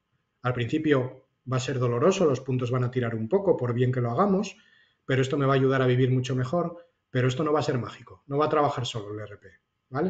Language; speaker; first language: Spanish; native; Spanish